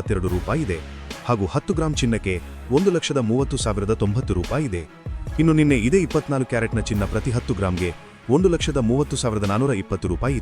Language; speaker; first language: Kannada; native; Kannada